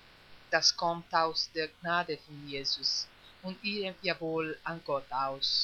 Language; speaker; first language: German; non-native, fluent; Italian